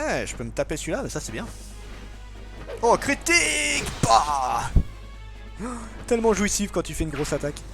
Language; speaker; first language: French; native; French